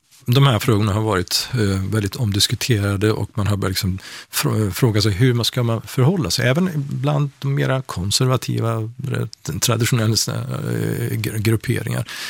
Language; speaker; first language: Swedish; non-native, fluent; Persian